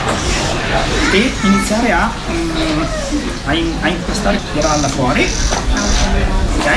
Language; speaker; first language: Italian; non-native, learner; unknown